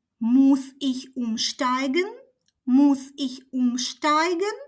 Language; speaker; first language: German; non-native, fluent; Ukrainian